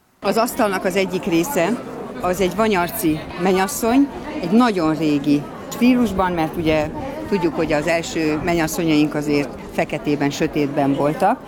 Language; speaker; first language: Hungarian; native; Hungarian